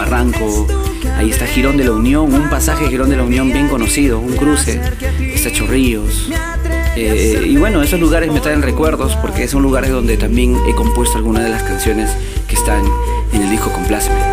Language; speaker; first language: Spanish; native; Spanish